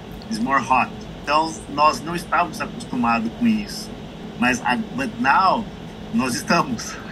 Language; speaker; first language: Portuguese; native; Portuguese